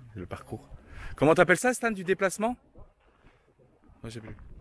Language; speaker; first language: French; native; French